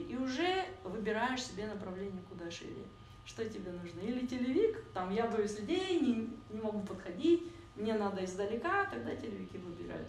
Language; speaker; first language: Russian; native; Russian